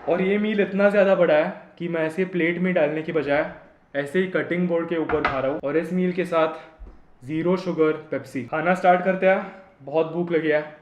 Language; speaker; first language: Hindi; non-native, local second language; Marathi